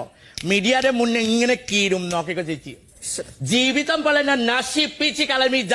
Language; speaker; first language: Malayalam; non-native, learner; Assamese